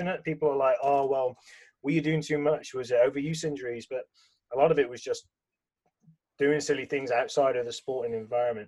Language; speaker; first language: English; native; English